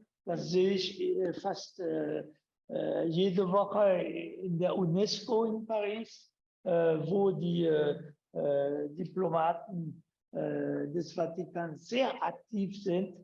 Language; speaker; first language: German; non-native, fluent; French